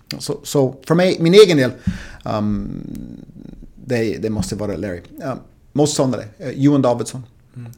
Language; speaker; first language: Swedish; non-native, fluent; English